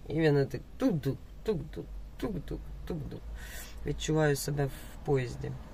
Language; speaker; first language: Ukrainian; non-native, local second language; Russian